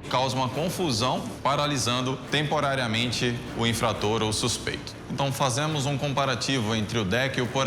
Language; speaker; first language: Portuguese; native; Portuguese